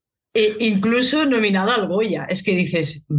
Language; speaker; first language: Spanish; native; Spanish